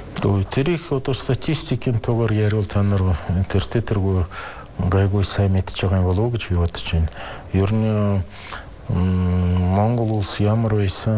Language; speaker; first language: Mongolian; non-native, fluent; Russian